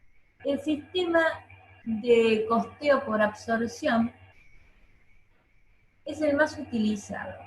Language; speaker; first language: Spanish; native; Spanish